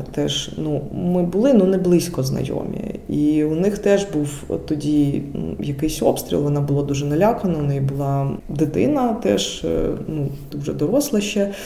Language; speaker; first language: Ukrainian; non-native, local second language; Russian